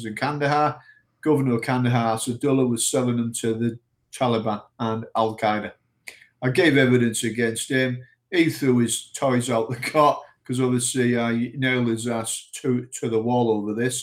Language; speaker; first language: English; native; English